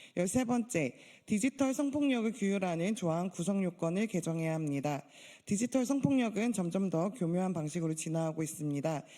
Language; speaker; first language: Korean; native; Korean